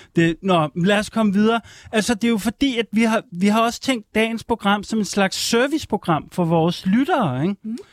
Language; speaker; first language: Danish; native; Danish